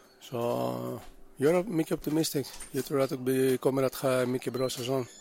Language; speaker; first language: Swedish; non-native, learner; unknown